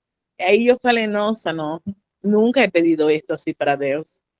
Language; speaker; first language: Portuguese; non-native, learner; Spanish